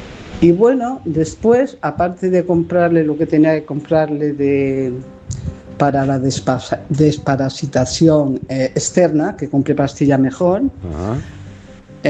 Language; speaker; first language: Spanish; native; Spanish